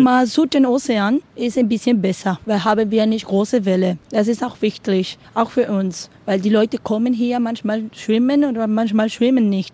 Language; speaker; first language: German; non-native, learner; Spanish